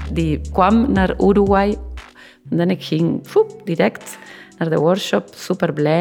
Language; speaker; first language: Dutch; non-native, learner; Spanish